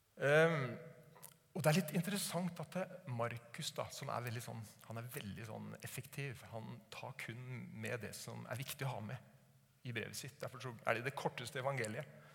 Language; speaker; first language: Norwegian; native; Norwegian